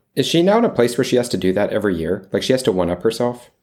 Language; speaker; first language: English; native; English